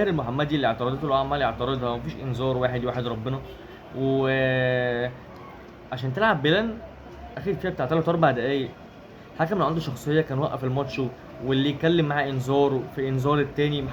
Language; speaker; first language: Arabic; native; Arabic